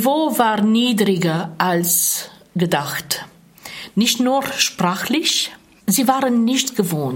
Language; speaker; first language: German; non-native, fluent; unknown